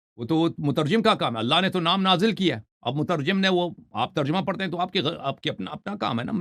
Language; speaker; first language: Urdu; native; Urdu